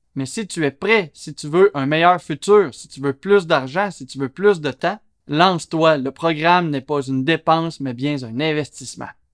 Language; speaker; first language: French; native; French